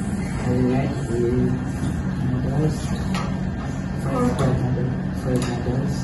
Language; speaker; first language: English; non-native, learner; Indonesian